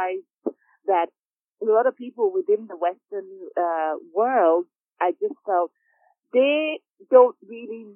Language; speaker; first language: English; non-native, local second language; Igbo